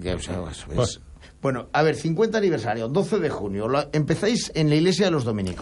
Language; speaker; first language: Spanish; native; Spanish